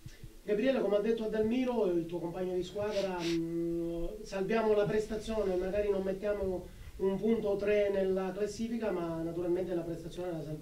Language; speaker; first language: Italian; native; Italian